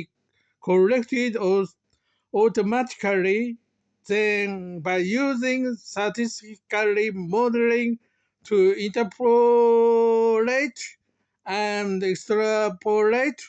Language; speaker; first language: English; non-native, learner; Japanese